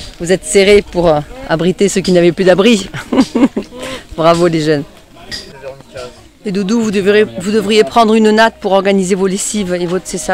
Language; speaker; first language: French; native; French